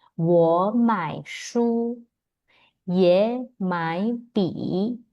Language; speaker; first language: Chinese; non-native, fluent; Indonesian